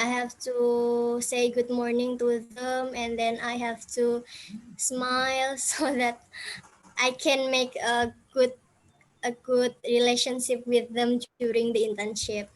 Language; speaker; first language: English; non-native, fluent; Indonesian